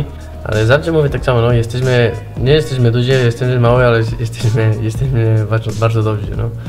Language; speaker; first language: Polish; non-native, learner; Spanish